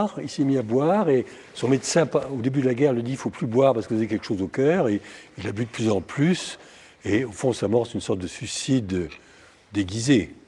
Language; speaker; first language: French; native; French